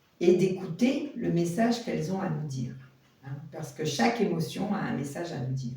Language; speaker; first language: French; native; French